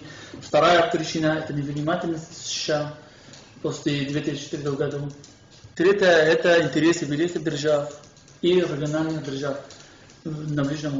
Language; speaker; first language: Russian; non-native, fluent; Kurdish